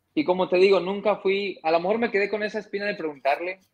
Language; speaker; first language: Spanish; early bilingual, heritage; Spanish